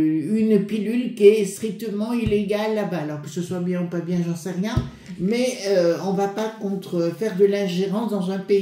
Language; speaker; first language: French; native; French